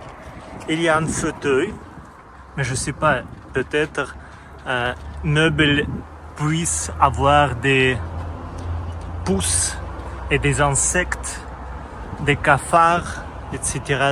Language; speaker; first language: French; non-native, fluent; Russian